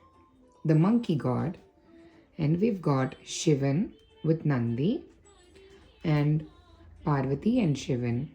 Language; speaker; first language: English; non-native, local second language; Tamil